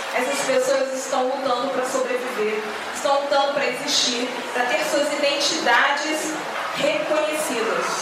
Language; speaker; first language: Portuguese; native; Portuguese